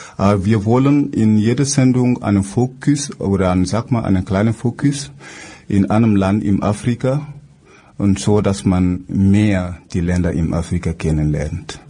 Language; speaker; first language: German; non-native, fluent; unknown